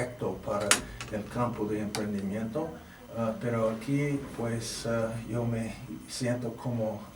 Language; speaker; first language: Spanish; non-native, fluent; English